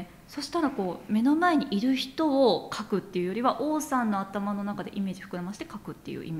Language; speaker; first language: Japanese; native; Japanese